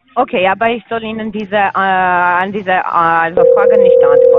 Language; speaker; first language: German; non-native, learner; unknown